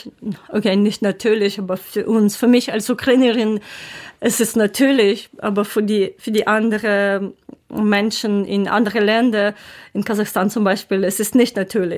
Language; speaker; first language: German; non-native, learner; Ukrainian